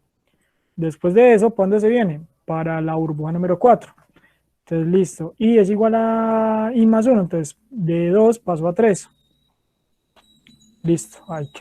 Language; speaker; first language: Spanish; native; Spanish